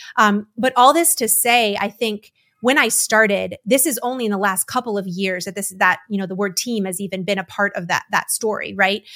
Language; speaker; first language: English; native; English